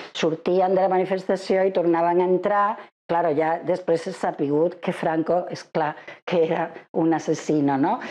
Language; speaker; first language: Catalan; non-native, fluent; Spanish